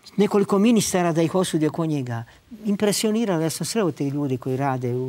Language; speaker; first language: Croatian; native; Croatian